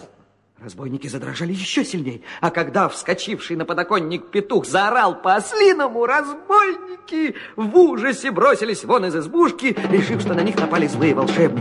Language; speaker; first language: Russian; native; Russian